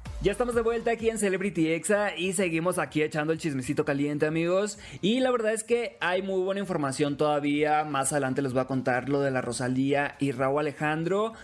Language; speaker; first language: Spanish; native; Spanish